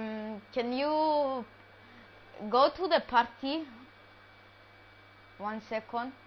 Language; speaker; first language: English; non-native, learner; Greek